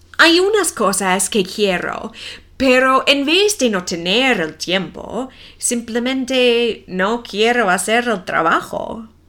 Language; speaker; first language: Spanish; non-native, fluent; English